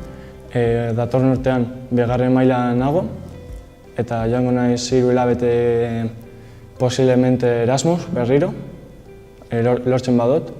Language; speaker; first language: Basque; non-native, local second language; Spanish